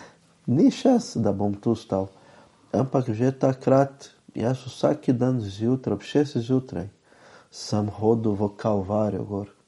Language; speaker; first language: Slovenian; non-native, fluent; Portuguese